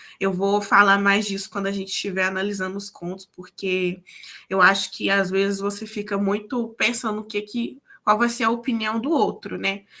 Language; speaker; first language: Portuguese; native; Portuguese